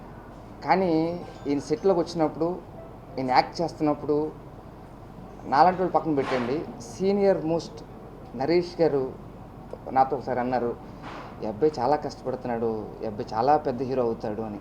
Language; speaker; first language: Telugu; native; Telugu